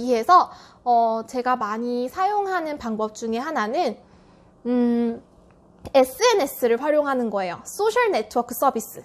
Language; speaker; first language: Korean; native; Korean